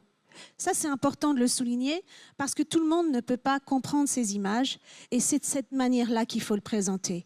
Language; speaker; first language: French; native; French